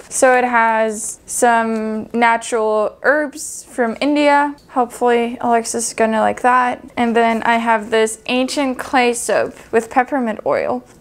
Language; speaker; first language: English; non-native, fluent; German